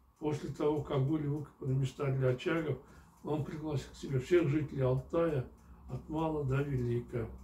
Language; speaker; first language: Russian; non-native, local second language; Kyrgyz